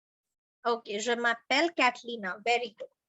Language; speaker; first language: French; non-native, learner; Hindi